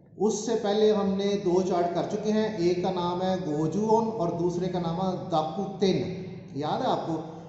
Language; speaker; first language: Urdu; native; Urdu